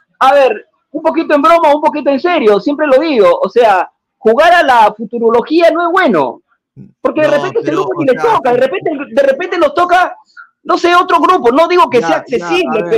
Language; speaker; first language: Spanish; native; Spanish